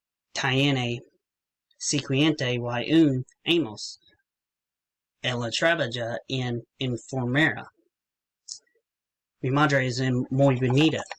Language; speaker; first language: Spanish; non-native, learner; English